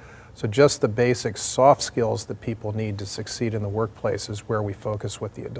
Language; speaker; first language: English; native; English